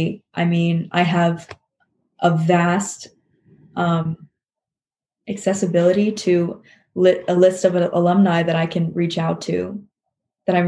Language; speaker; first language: English; native; English